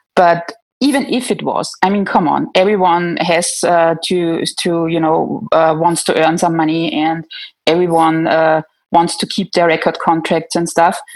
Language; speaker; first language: English; non-native, fluent; German